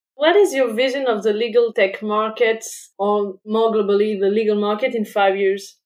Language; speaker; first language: English; non-native, fluent; French